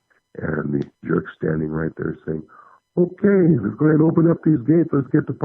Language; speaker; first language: English; native; English